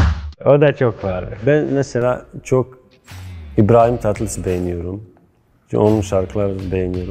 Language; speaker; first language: Turkish; non-native, learner; Bosnian